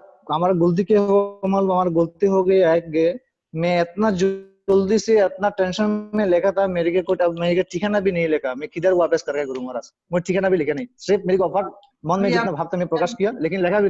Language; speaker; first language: Hindi; non-native, learner; Bangla